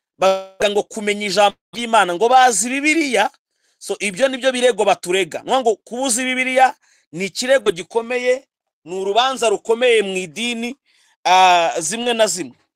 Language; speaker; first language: Kinyarwanda; native; Kinyarwanda